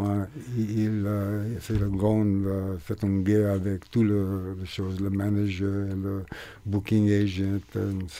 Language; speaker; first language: French; non-native, learner; English